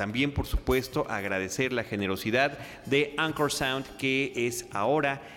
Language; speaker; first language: Spanish; native; Spanish